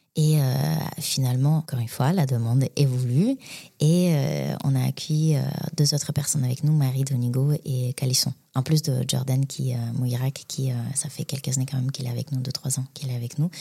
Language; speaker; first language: French; non-native, fluent; Bulgarian